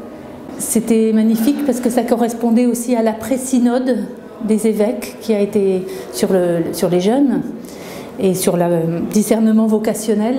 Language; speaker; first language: French; native; French